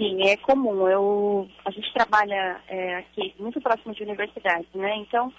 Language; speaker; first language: Portuguese; native; Portuguese